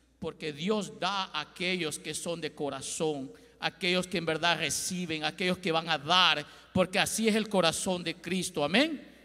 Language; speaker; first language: Spanish; early bilingual, heritage; Spanish